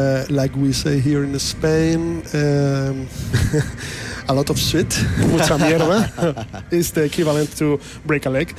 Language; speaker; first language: English; non-native, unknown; Spanish